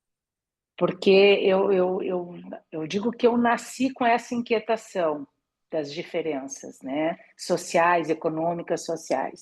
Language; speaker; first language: Portuguese; native; Portuguese